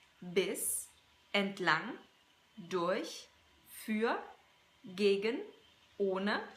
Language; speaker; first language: German; non-native, fluent; English